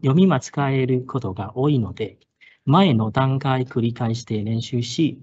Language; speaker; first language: Japanese; non-native, learner; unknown